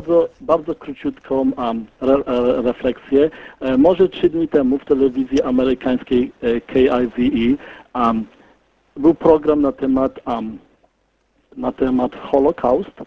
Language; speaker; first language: Polish; early bilingual, heritage; Polish